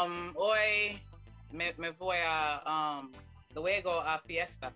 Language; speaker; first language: Spanish; non-native, learner; English